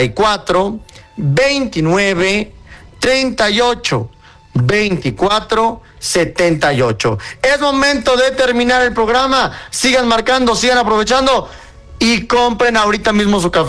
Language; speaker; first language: Spanish; native; Spanish